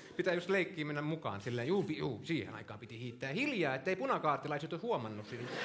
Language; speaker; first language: Finnish; non-native, local second language; Swedish